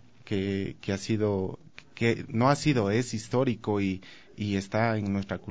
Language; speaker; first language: Spanish; native; Spanish